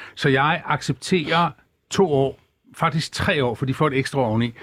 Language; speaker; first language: Danish; native; Danish